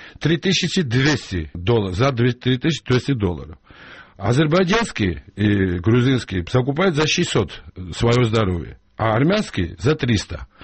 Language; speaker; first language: Russian; non-native, local second language; Georgian